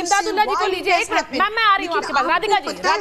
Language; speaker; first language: Hindi; native; Hindi